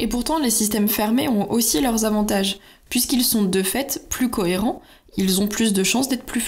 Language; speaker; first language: French; native; French